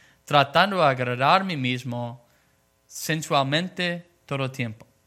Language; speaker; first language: Spanish; non-native, fluent; English